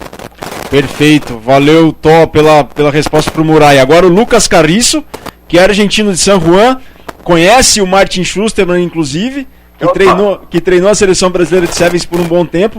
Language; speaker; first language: Portuguese; native; Portuguese